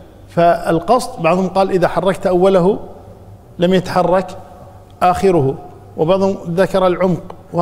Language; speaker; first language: Arabic; native; Arabic